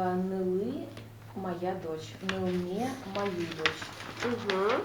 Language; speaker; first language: Russian; native; Russian